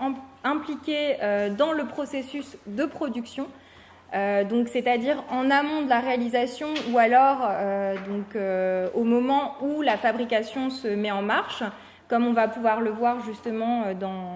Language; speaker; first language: French; native; French